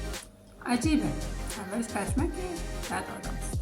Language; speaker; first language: Persian; native; Persian